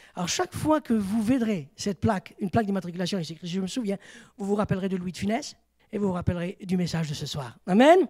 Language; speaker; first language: French; native; French